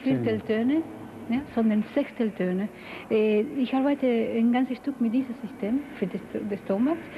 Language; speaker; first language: German; non-native, fluent; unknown